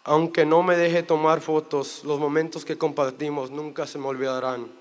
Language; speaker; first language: Spanish; early bilingual, heritage; Spanish